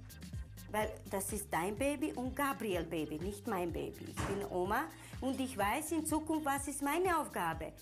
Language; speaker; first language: German; non-native, learner; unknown